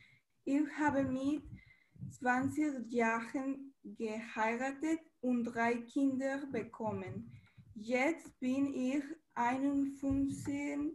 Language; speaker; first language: German; non-native, learner; Spanish